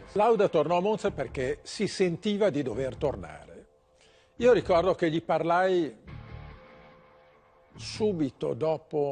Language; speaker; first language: Italian; native; Italian